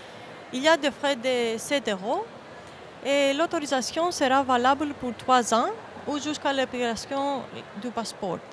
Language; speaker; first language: French; non-native, fluent; Greek